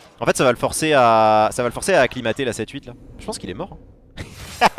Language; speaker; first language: French; native; French